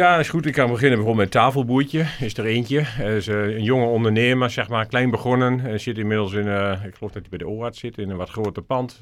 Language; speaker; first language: Dutch; native; Dutch